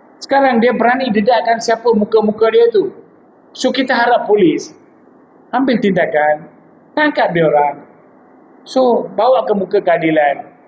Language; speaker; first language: Malay; non-native, local second language; Tamil